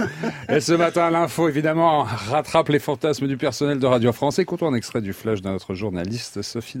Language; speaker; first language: French; native; French